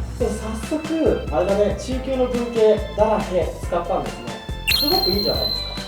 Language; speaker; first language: Japanese; native; Japanese